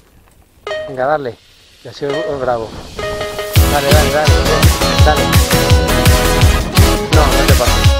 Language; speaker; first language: Spanish; native; Spanish